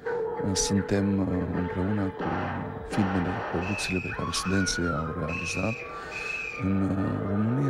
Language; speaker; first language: Romanian; non-native, fluent; Albanian